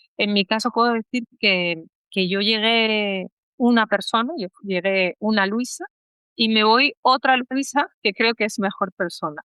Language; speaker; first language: Spanish; native; Spanish